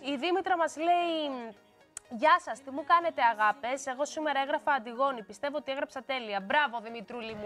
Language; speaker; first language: Greek; native; Greek